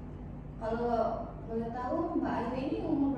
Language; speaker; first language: Indonesian; native; Indonesian